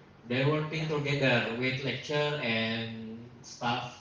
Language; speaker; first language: English; non-native, learner; Indonesian